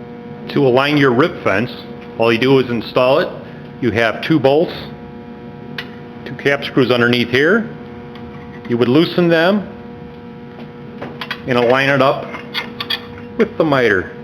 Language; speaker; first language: English; native; English